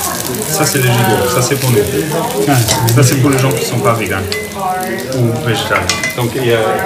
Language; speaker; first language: French; non-native, fluent; German